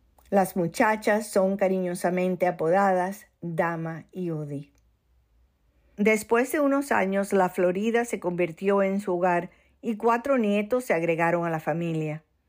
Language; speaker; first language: Spanish; early bilingual, heritage; Spanish